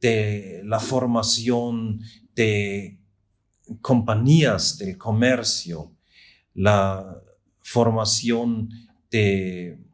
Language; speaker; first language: Spanish; non-native, fluent; German